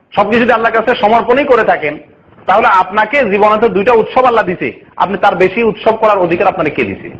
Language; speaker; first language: Bangla; native; Bangla